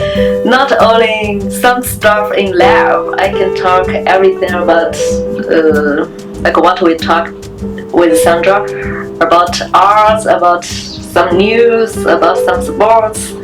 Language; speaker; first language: English; non-native, learner; Chinese